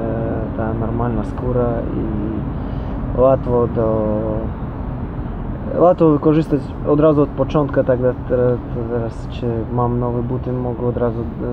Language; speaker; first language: Polish; non-native, learner; Russian